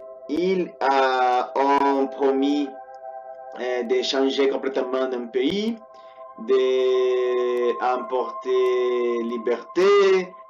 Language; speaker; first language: French; non-native, learner; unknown